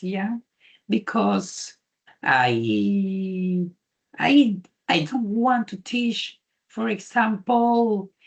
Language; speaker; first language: English; non-native, learner; Spanish